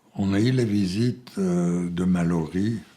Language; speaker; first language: French; non-native, fluent; Bulgarian